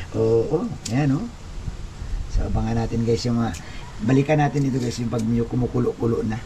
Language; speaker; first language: Filipino; non-native, local second language; Cebuano